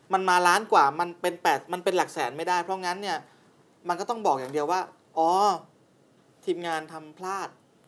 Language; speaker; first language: Thai; native; Thai